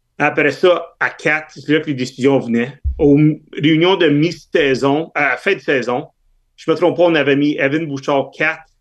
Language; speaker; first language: French; native; French